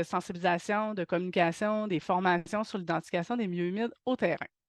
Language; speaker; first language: French; native; French